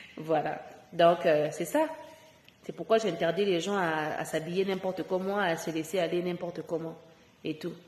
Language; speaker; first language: French; non-native, local second language; Lingala